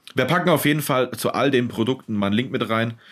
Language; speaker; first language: German; native; German